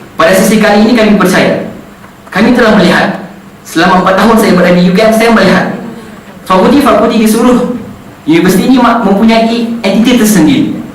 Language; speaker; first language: Malay; non-native, local second language; Central Dusun